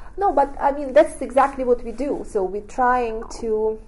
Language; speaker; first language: English; non-native, fluent; Russian